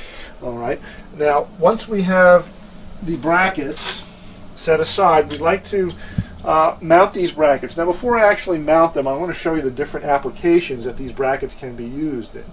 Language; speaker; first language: English; native; English